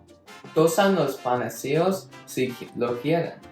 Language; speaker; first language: Spanish; non-native, learner; English